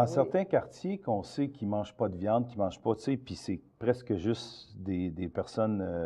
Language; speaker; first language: French; native; French